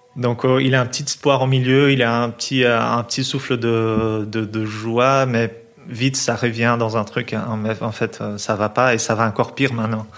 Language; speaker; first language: French; non-native, fluent; Portuguese